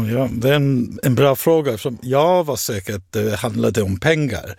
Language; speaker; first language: Swedish; non-native, fluent; Hebrew